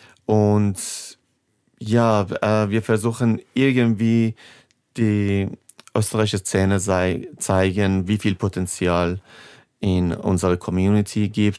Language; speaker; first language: German; non-native, fluent; Persian